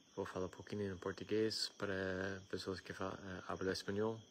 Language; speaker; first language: Portuguese; non-native, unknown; English